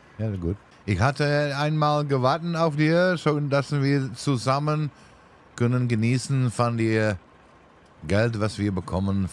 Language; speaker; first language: German; non-native, learner; Dutch